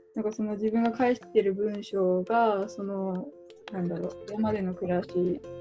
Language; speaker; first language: Japanese; native; Japanese